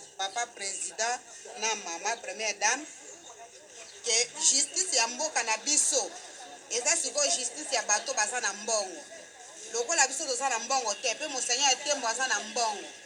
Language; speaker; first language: Lingala; native; Lingala